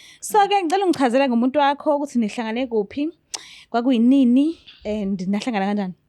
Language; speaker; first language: Zulu; native; Zulu